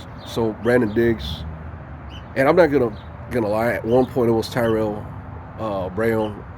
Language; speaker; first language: English; native; English